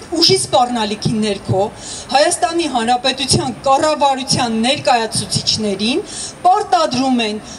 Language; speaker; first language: Armenian; native; Armenian